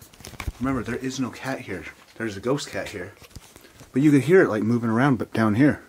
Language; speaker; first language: English; native; English